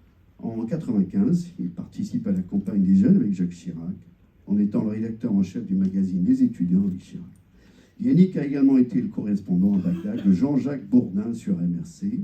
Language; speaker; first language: French; native; French